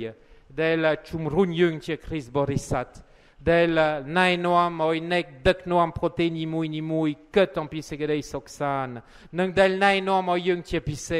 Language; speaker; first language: Khmer; non-native, fluent; French